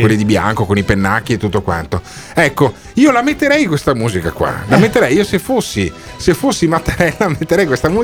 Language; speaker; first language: Italian; native; Italian